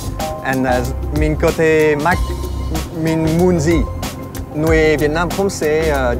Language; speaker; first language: Vietnamese; non-native, learner; French